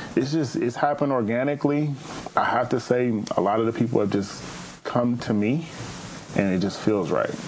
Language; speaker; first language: English; native; English